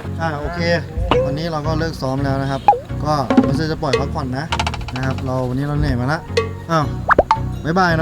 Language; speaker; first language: Thai; native; Thai